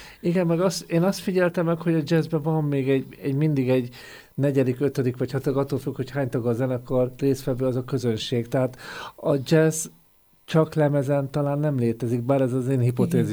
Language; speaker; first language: Hungarian; native; Hungarian